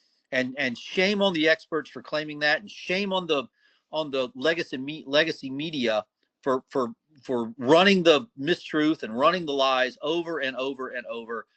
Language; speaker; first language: English; native; English